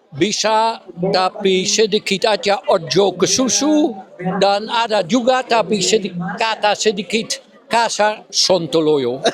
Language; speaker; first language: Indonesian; non-native, fluent; Dutch